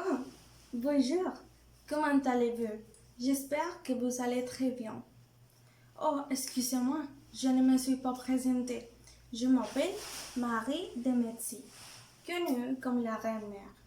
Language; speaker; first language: French; non-native, learner; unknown